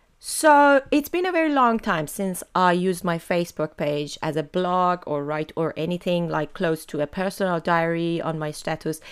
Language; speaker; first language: English; non-native, fluent; Persian